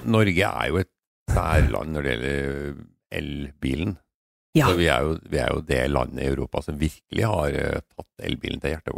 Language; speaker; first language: Norwegian; native; Norwegian